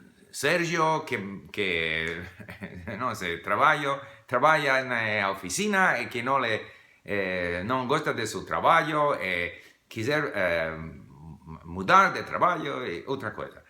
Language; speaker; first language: Portuguese; non-native, fluent; English